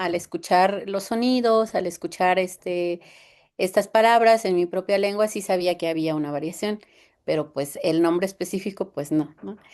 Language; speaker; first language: Spanish; non-native, local second language; Zapotec